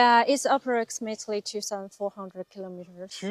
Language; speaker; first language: English; non-native, learner; Chinese